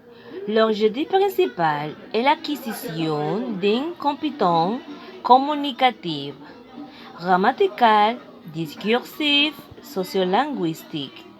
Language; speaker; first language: French; non-native, learner; Spanish